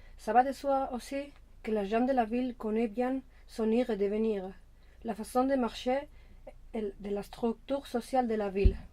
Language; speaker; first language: French; non-native, fluent; Spanish